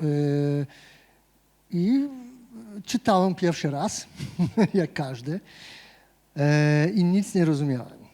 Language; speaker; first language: Polish; non-native, fluent; Portuguese